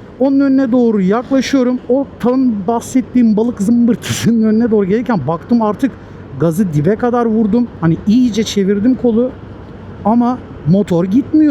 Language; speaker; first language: Turkish; native; Turkish